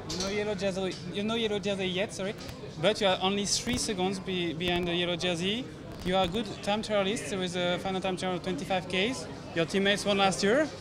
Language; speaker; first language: English; non-native, fluent; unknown